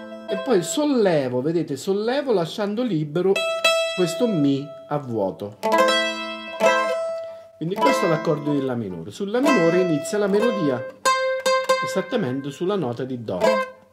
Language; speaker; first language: Italian; native; Italian